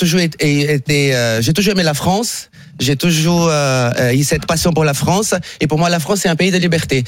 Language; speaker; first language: French; non-native, fluent; Portuguese